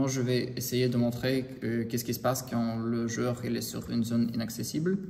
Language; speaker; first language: French; non-native, learner; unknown